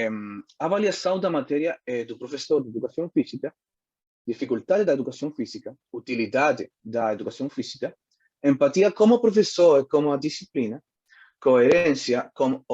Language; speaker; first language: Portuguese; non-native, learner; Spanish